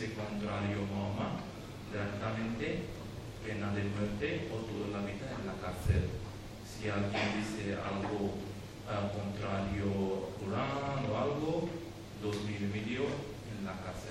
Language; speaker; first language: Spanish; non-native, learner; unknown